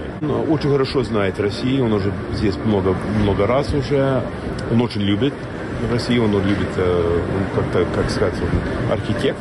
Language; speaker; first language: Russian; non-native, fluent; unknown